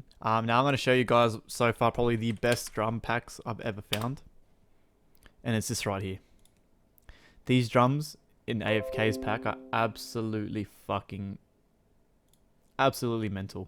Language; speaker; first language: English; native; English